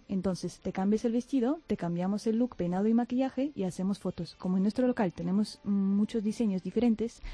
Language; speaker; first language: Spanish; non-native, fluent; Russian